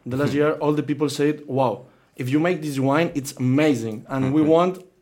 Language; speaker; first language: English; non-native, learner; Catalan